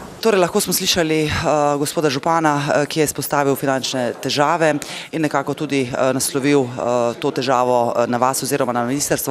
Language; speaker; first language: Slovenian; native; Slovenian